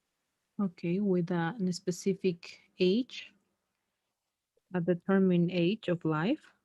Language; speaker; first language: English; non-native, fluent; Spanish